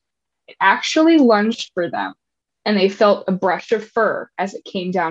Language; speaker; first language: English; native; English